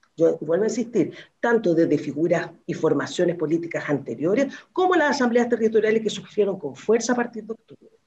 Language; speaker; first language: Spanish; native; Spanish